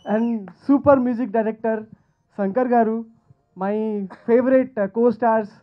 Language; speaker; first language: Telugu; non-native, learner; Hindi